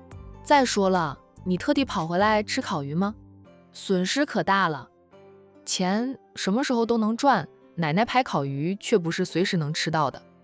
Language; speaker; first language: Chinese; native; Chinese